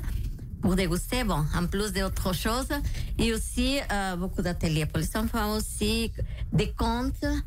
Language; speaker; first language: French; non-native, local second language; Spanish